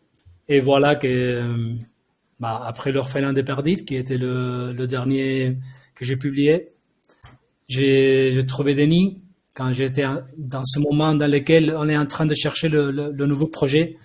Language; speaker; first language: French; non-native, fluent; Spanish